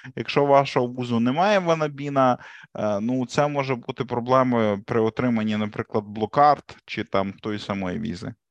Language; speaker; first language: Ukrainian; native; Ukrainian